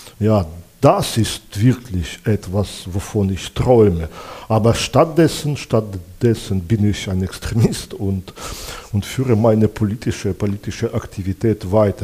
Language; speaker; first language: German; non-native, fluent; Belarusian